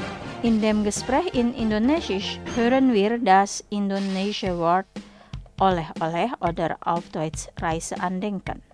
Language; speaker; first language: German; non-native, fluent; Indonesian